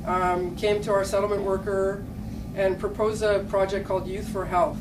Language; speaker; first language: English; native; English